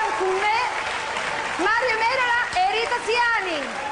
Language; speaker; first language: Italian; native; Italian